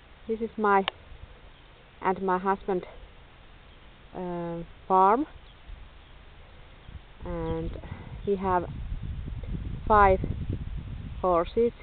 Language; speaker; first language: English; non-native, learner; Finnish